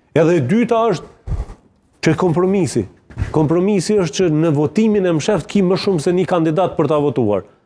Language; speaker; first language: Albanian; native; Albanian